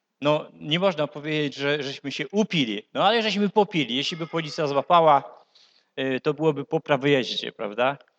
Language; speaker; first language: Polish; native; Polish